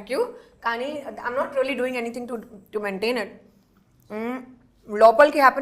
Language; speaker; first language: Telugu; non-native, learner; Hindi